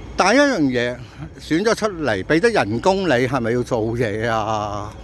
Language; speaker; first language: Cantonese; native; Cantonese